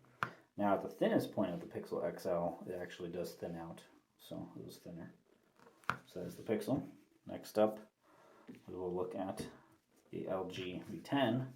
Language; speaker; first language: English; native; English